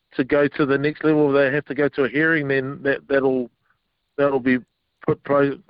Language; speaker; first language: English; native; English